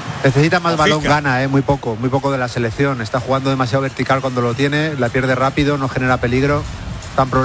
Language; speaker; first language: Spanish; native; Spanish